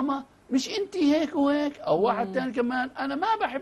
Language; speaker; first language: Arabic; native; Arabic